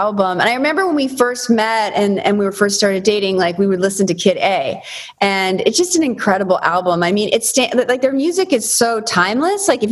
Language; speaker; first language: English; native; English